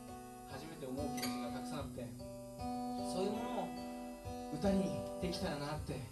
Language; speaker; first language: Japanese; native; Japanese